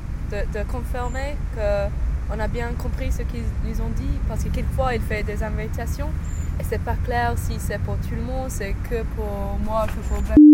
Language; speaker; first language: French; non-native, fluent; English